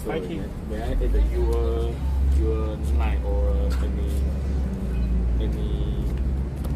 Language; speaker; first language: English; non-native, learner; Chinese